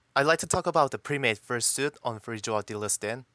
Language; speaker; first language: English; non-native, learner; Korean